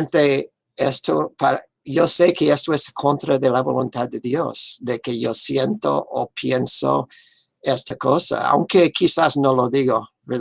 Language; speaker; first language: Spanish; non-native, fluent; English